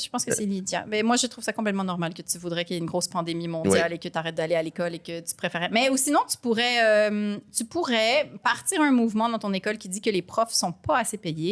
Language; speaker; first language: French; native; French